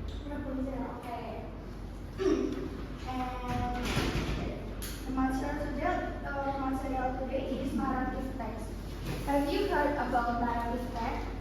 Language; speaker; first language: English; non-native, learner; Indonesian